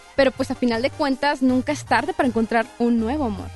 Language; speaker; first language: Spanish; native; Spanish